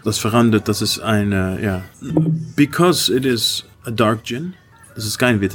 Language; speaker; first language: German; non-native, learner; Dutch